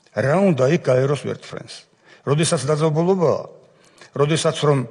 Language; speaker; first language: Georgian; non-native, local second language; Svan